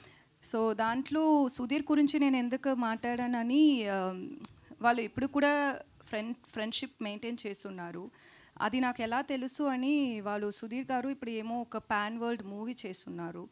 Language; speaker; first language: Telugu; non-native, learner; Tamil